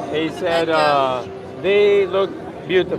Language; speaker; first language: English; native; English